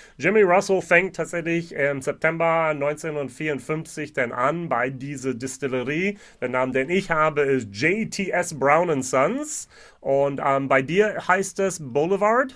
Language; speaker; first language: German; non-native, fluent; English